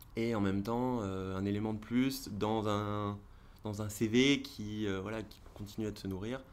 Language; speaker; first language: French; native; French